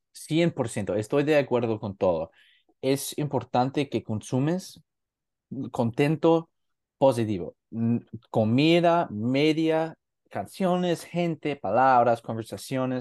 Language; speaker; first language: Spanish; non-native, learner; English